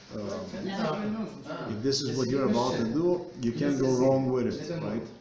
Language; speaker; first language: English; non-native, fluent; Slovenian